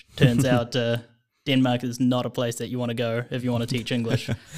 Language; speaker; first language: English; native; English